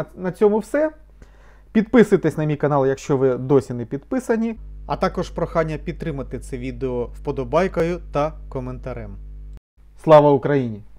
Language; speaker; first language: Ukrainian; non-native, local second language; Russian